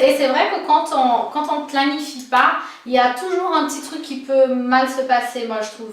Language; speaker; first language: French; non-native, fluent; Portuguese